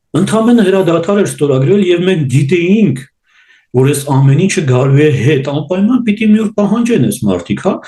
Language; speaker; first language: Armenian; native; Armenian